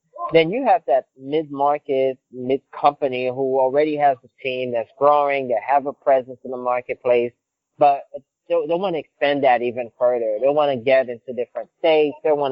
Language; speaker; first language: English; non-native, fluent; Haitian Creole